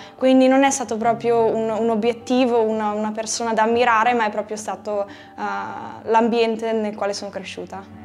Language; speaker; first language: Italian; native; Italian